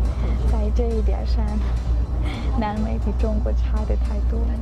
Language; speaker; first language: Chinese; non-native, fluent; Spanish